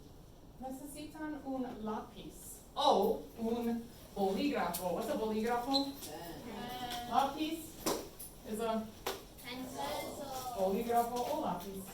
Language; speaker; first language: Spanish; non-native, fluent; English